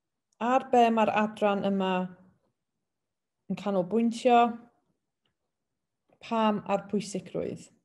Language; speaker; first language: Welsh; native; Welsh